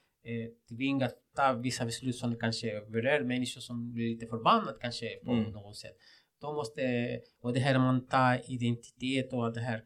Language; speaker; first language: Swedish; non-native, fluent; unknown